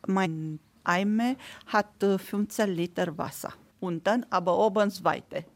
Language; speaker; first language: German; non-native, learner; Romanian